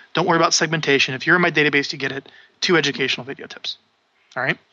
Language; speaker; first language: English; native; English